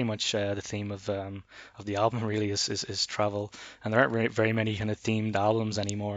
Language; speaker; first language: English; native; English